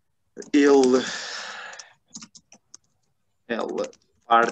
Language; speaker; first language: Portuguese; non-native, fluent; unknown